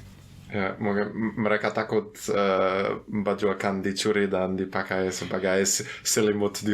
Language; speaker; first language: Indonesian; non-native, fluent; German